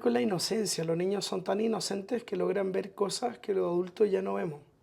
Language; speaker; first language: Spanish; native; Spanish